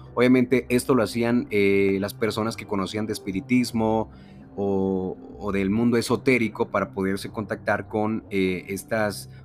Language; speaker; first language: Spanish; native; Spanish